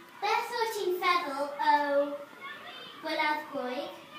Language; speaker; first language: Welsh; non-native, learner; English